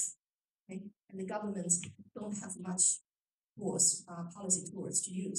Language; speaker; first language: English; non-native, fluent; Chinese